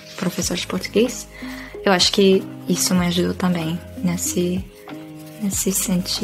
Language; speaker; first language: Portuguese; non-native, fluent; Dutch